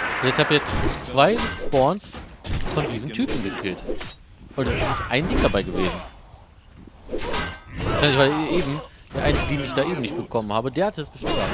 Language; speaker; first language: German; native; German